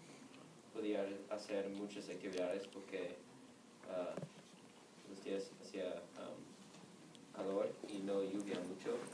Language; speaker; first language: Spanish; non-native, learner; English